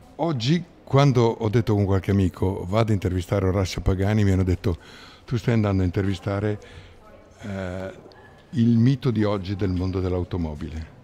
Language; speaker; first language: Italian; native; Italian